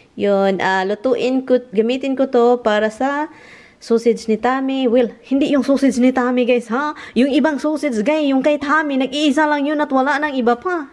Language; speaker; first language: Filipino; non-native, local second language; Cebuano